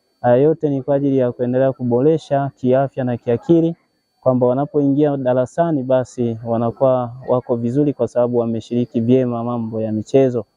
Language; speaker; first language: Swahili; native; Swahili